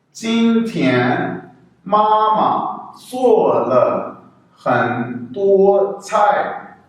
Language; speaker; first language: Chinese; non-native, fluent; Urdu